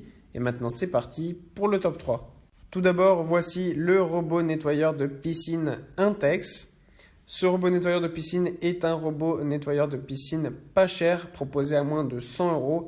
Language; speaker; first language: French; native; French